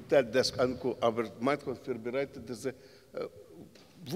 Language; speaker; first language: German; non-native, learner; Russian